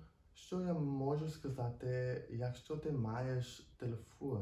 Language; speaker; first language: Ukrainian; non-native, learner; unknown